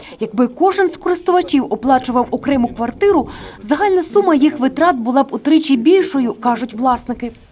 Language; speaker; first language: Ukrainian; native; Ukrainian